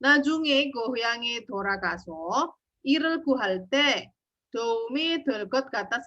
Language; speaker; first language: Korean; non-native, fluent; Indonesian